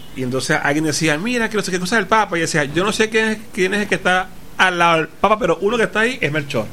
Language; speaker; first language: Spanish; native; Spanish